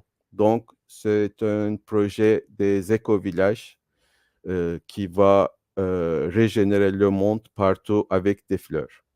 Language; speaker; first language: French; non-native, fluent; Turkish